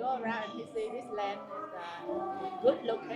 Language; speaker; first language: English; non-native, learner; Vietnamese